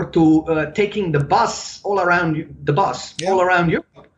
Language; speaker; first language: English; non-native, fluent; German